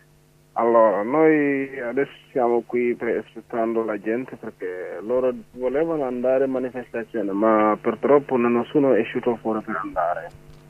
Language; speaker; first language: Italian; non-native, learner; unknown